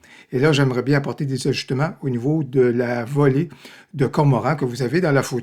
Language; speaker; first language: French; native; French